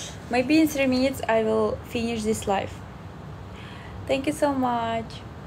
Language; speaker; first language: English; non-native, learner; Russian